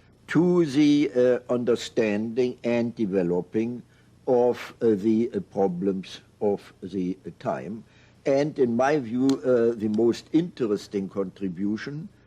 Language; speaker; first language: English; non-native, fluent; German